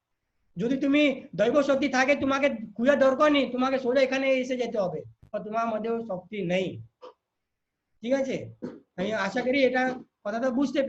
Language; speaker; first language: Bangla; non-native, learner; Hindi